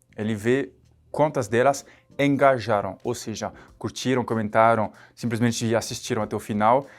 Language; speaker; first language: Portuguese; non-native, fluent; French